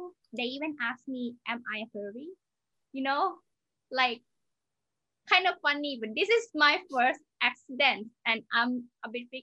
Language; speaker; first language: English; non-native, learner; Thai